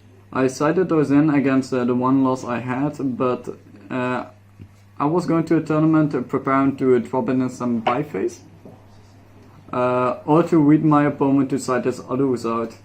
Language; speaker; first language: English; non-native, fluent; Dutch